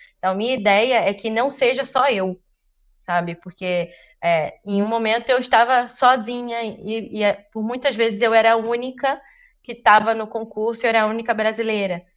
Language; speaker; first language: Portuguese; native; Portuguese